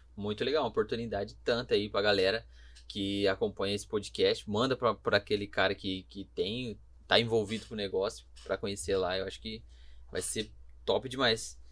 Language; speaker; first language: Portuguese; native; Portuguese